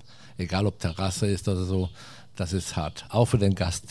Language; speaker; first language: German; non-native, fluent; Italian